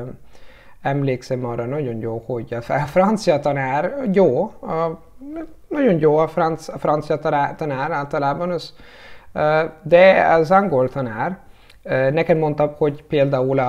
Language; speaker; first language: Hungarian; non-native, learner; Italian